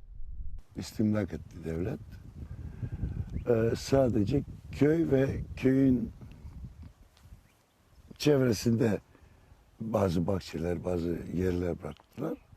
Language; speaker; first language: Turkish; non-native, local second language; Greek